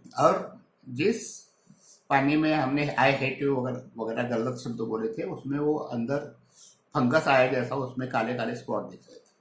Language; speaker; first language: Hindi; non-native, local second language; Marathi